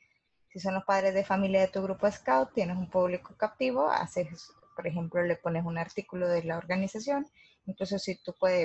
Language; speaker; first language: Spanish; native; Spanish